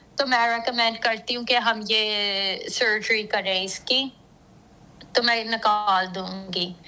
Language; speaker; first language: Urdu; early bilingual, heritage; Urdu